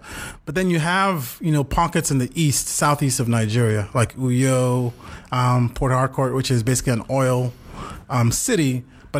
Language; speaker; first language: English; non-native, local second language; Yoruba